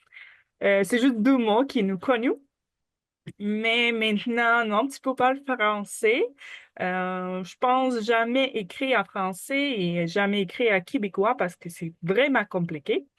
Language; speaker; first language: French; non-native, learner; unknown